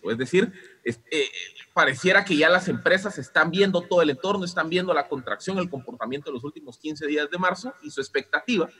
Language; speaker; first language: Spanish; non-native, fluent; Dutch